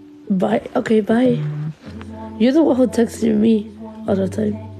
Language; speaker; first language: English; early bilingual, other home language; Spanish